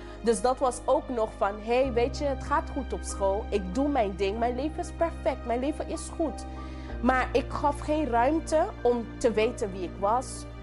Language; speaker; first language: Dutch; non-native, local second language; English